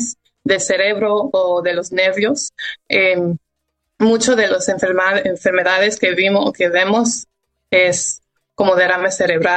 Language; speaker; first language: Spanish; early bilingual, heritage; Spanish